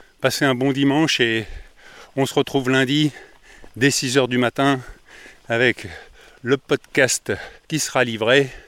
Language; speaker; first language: French; native; French